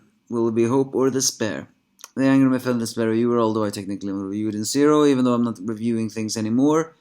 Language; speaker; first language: English; non-native, fluent; Swedish